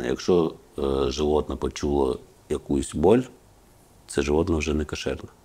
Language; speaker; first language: Ukrainian; non-native, local second language; Russian